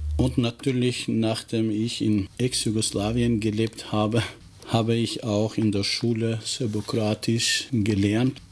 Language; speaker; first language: German; non-native, fluent; Albanian